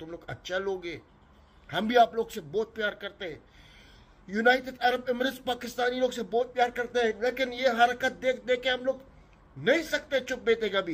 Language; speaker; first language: Hindi; non-native, learner; Arabic